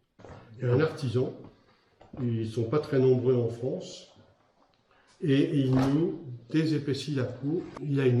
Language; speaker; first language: French; native; French